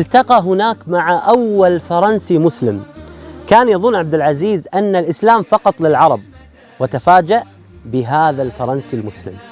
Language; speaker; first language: Arabic; native; Arabic